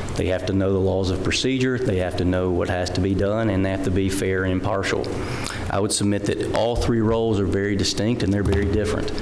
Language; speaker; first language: English; native; English